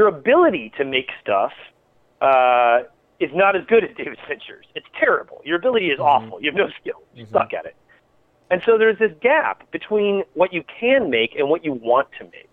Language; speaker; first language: English; native; English